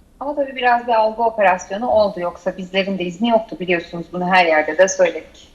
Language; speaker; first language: Turkish; native; Turkish